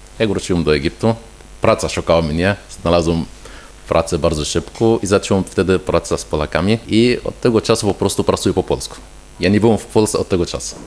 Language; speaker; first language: Polish; non-native, fluent; Arabic